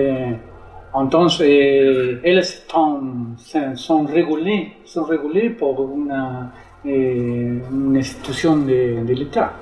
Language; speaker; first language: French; non-native, learner; Spanish